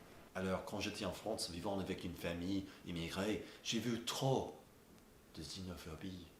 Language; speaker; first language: French; non-native, learner; English